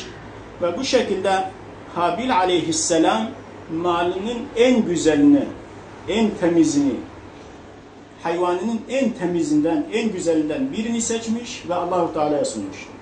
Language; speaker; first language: Turkish; native; Turkish